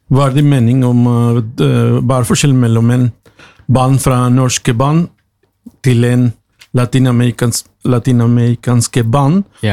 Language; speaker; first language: Norwegian; non-native, learner; Spanish